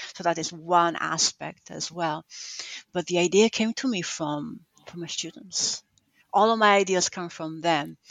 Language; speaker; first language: English; non-native, fluent; Italian